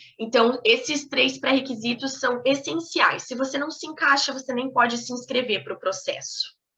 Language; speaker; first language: Portuguese; native; Portuguese